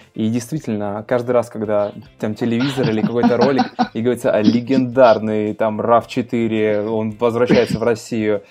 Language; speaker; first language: Russian; native; Russian